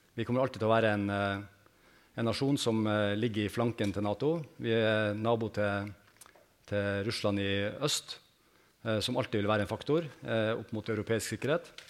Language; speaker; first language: Norwegian; native; Norwegian